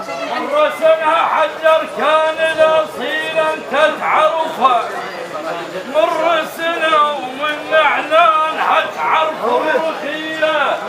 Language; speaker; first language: Arabic; native; Arabic